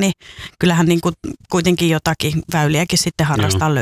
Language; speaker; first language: Finnish; native; Finnish